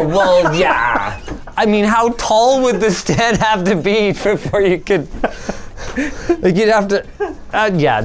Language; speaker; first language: English; native; English